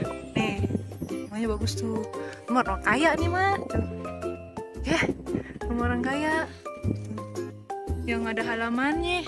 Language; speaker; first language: Indonesian; native; Indonesian